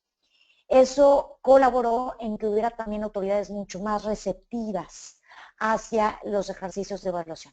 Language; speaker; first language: Spanish; native; Spanish